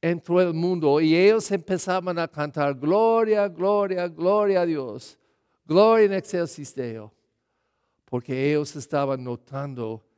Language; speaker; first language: Spanish; non-native, learner; English